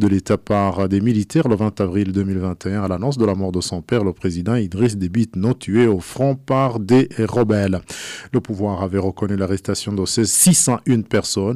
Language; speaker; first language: French; non-native, local second language; Rundi